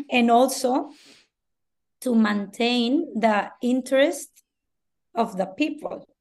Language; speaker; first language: English; non-native, fluent; Spanish